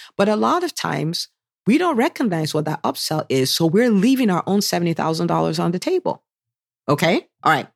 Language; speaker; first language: English; non-native, local second language; Yoruba